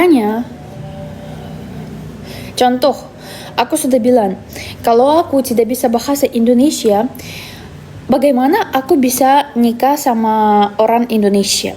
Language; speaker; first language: Indonesian; non-native, fluent; Russian